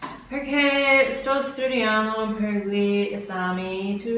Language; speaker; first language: Italian; non-native, learner; English